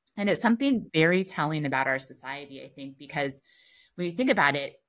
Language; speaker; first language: English; native; English